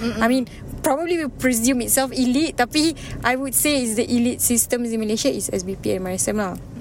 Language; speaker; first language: English; non-native, local second language; Malay